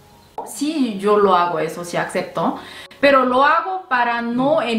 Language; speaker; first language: Spanish; non-native, fluent; Korean